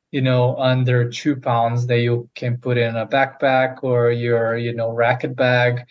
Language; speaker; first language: English; non-native, fluent; Portuguese